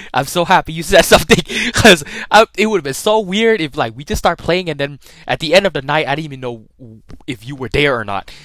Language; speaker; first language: English; early bilingual, other home language; Thai